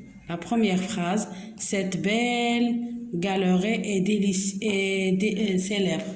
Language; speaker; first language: French; non-native, local second language; Arabic